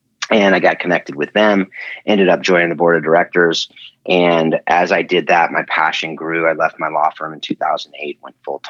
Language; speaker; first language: English; native; English